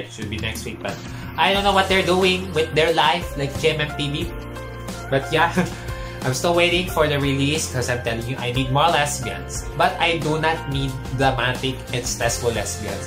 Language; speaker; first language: English; non-native, local second language; Filipino